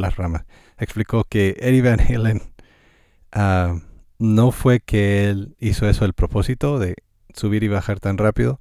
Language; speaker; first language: Spanish; non-native, fluent; English